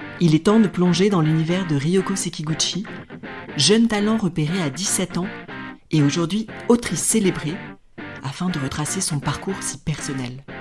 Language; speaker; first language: French; native; French